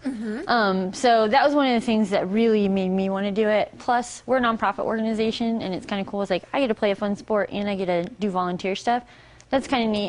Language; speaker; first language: English; native; English